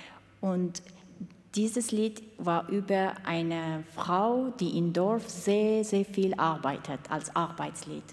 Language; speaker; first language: German; non-native, fluent; Armenian